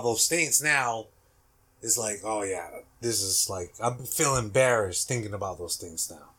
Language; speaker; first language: English; non-native, fluent; Spanish